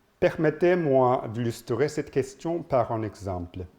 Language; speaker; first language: French; non-native, learner; Japanese